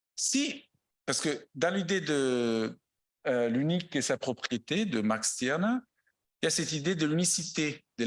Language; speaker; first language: French; non-native, fluent; Italian